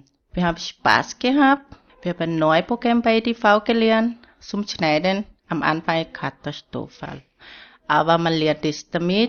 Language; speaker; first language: German; non-native, learner; Thai